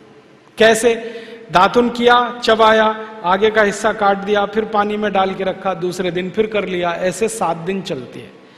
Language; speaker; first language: Hindi; native; Hindi